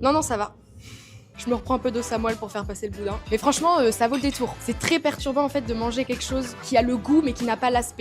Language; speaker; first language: French; native; French